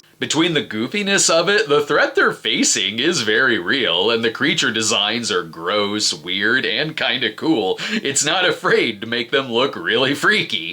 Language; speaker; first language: English; native; English